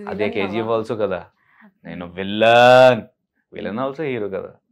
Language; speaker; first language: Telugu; non-native, local second language; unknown